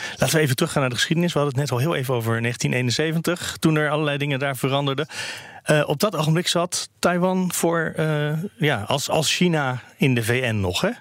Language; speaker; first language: Dutch; native; Dutch